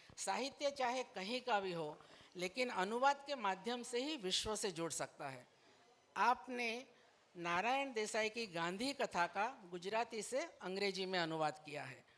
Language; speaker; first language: Hindi; non-native, local second language; Bangla